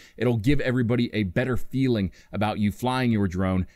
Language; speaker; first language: English; native; English